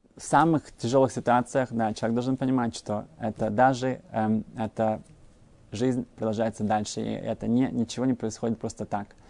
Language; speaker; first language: Russian; early bilingual, heritage; Russian